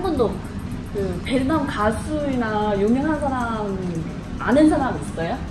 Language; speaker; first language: Korean; non-native, fluent; Vietnamese